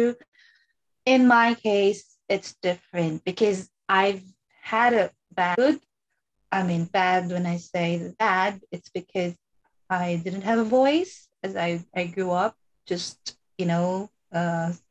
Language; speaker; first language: English; non-native, local second language; Iloko